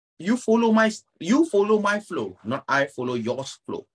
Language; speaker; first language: English; non-native, local second language; Malay